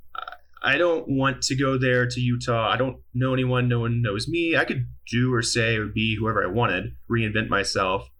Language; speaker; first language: English; native; English